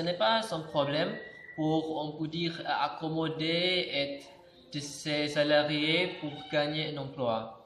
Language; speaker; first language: French; non-native, learner; Indonesian